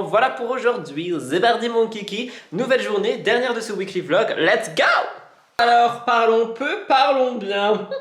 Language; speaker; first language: French; native; French